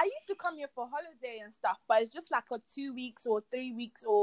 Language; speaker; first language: English; non-native, local second language; Yoruba